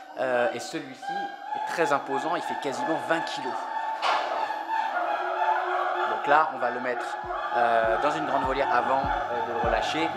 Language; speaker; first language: French; native; French